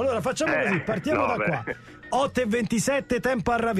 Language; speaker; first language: Italian; native; Italian